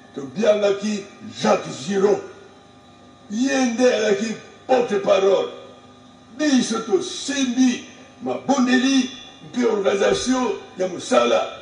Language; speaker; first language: Lingala; non-native, local second language; Kongo